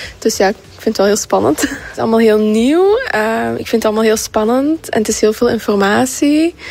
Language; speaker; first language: Dutch; native; Dutch